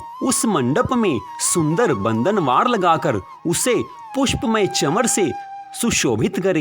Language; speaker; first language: Hindi; native; Hindi